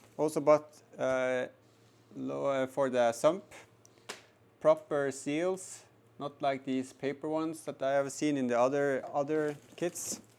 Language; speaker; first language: English; non-native, fluent; Norwegian